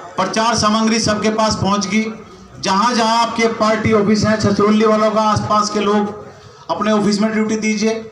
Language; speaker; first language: Hindi; native; Hindi